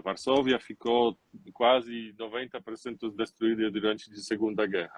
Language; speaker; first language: Portuguese; non-native, learner; Polish